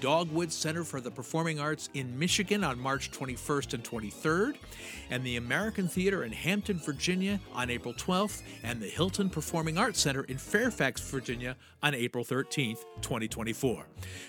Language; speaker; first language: English; native; English